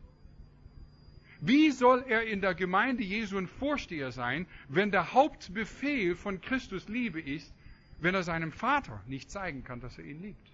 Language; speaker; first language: German; non-native, fluent; English